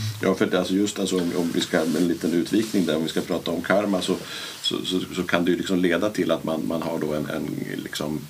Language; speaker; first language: Swedish; native; Swedish